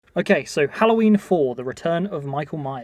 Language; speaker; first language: English; native; English